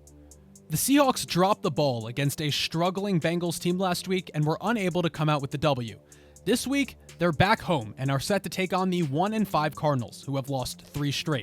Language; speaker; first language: English; native; English